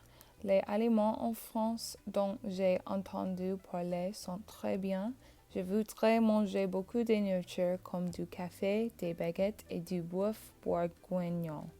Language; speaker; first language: French; non-native, learner; English